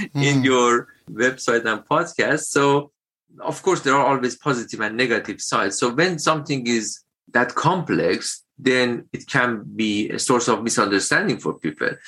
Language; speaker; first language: English; non-native, fluent; Persian